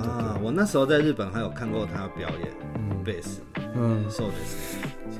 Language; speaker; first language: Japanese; non-native, fluent; Chinese